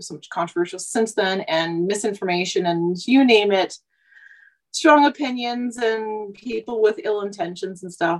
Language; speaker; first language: English; native; English